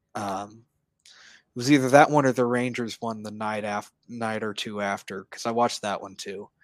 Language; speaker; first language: English; native; English